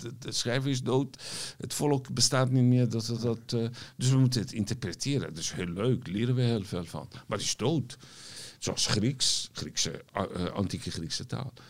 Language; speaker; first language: Dutch; non-native, fluent; Persian